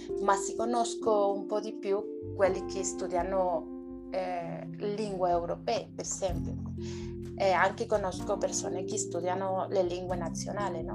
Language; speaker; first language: Italian; non-native, learner; Spanish